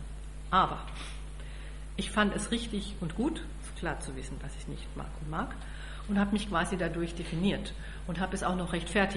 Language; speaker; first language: German; native; German